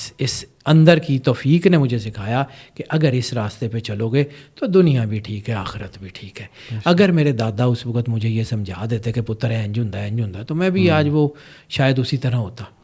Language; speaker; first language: Urdu; non-native, local second language; Punjabi